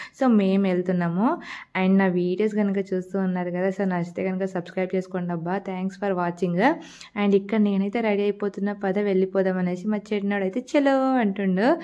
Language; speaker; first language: Telugu; non-native, local second language; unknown